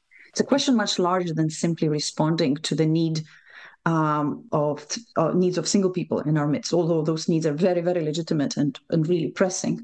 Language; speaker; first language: English; non-native, fluent; Lithuanian